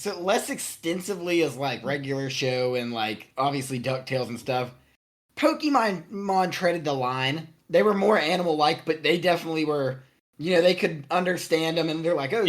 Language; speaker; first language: English; native; English